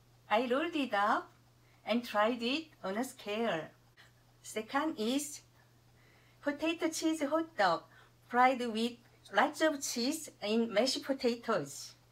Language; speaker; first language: English; non-native, learner; Korean